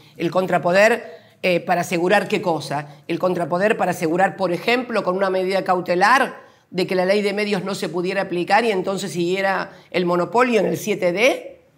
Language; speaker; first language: Spanish; native; Spanish